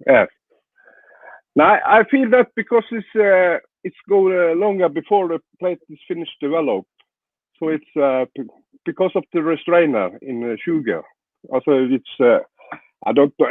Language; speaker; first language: English; non-native, learner; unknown